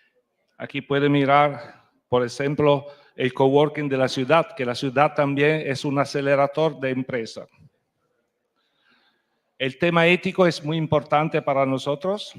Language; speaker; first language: Spanish; non-native, fluent; Italian